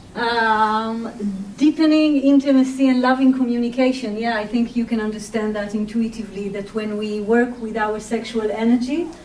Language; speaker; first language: English; non-native, fluent; Hebrew